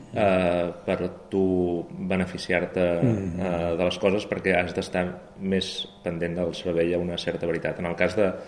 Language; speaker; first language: Catalan; native; Catalan